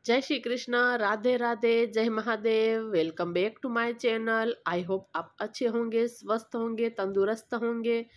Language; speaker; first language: Hindi; non-native, local second language; Gujarati